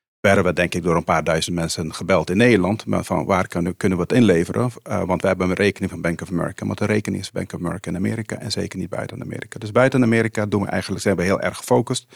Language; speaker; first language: Dutch; non-native, local second language; Papiamento